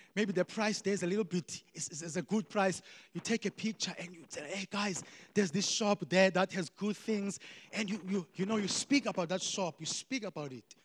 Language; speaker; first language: English; non-native, local second language; Xhosa